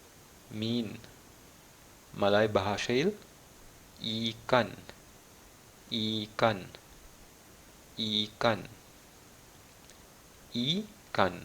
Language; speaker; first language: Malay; non-native, fluent; Malayalam